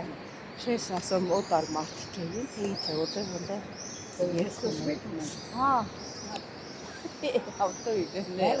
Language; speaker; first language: Greek; non-native, learner; Armenian